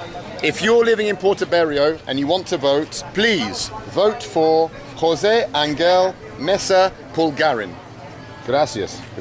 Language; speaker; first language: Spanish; non-native, learner; English